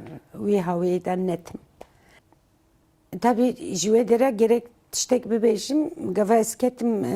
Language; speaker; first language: Kurdish; non-native, local second language; Turkish